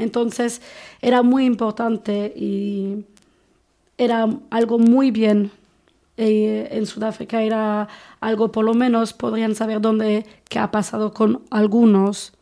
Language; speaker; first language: Spanish; non-native, fluent; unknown